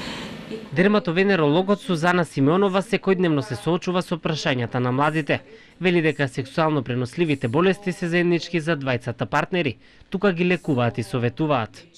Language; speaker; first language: Macedonian; native; Macedonian